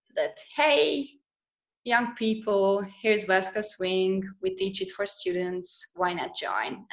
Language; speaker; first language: English; non-native, fluent; Hungarian